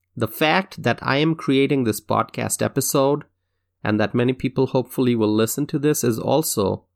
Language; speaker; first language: English; non-native, local second language; Bangla